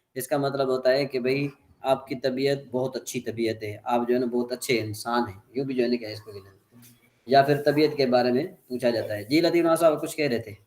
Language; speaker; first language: Urdu; non-native, local second language; Sindhi